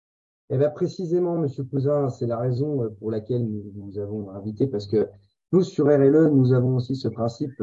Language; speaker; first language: French; native; French